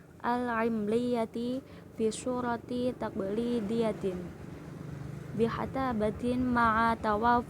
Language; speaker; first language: Arabic; non-native, learner; Indonesian